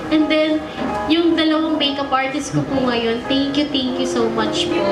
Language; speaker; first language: Filipino; native; Filipino